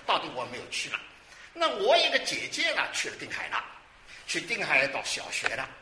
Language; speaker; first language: Chinese; non-native, local second language; Wu Chinese